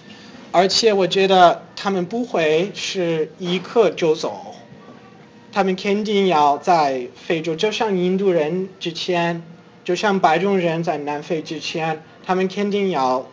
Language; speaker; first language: Chinese; non-native, fluent; English